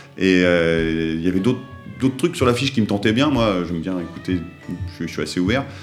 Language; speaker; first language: French; native; French